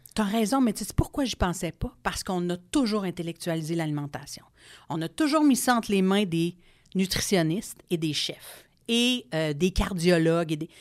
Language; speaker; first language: French; non-native, local second language; English